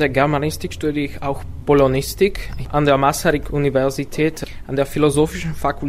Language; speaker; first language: German; non-native, fluent; Slovak